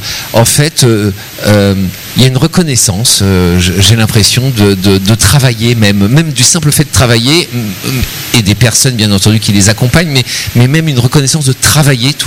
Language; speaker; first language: French; native; French